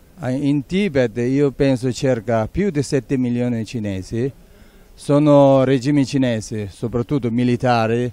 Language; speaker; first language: Italian; non-native, learner; Tibetan